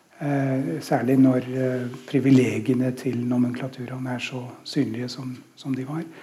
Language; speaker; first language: Norwegian; non-native, fluent; English